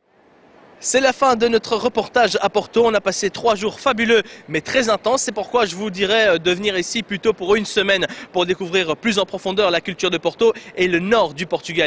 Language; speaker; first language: French; native; French